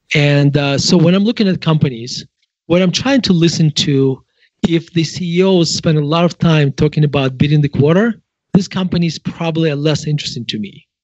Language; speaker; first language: English; non-native, fluent; Russian